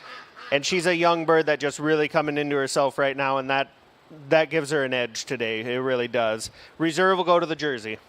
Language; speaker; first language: English; native; English